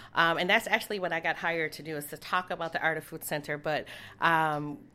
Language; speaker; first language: English; native; English